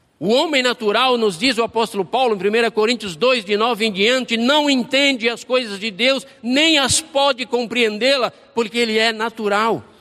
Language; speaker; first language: Portuguese; native; Portuguese